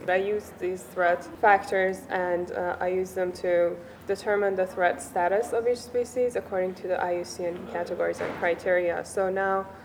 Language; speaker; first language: English; non-native, fluent; Persian